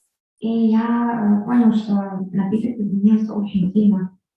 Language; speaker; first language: Russian; native; Russian